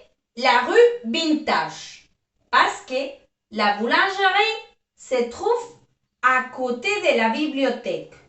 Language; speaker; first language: French; non-native, fluent; Spanish